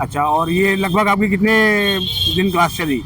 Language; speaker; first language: Hindi; native; Hindi